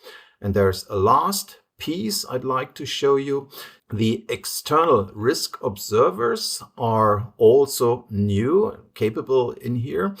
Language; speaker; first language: English; non-native, fluent; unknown